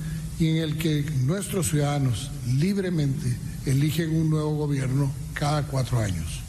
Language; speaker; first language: Spanish; native; Spanish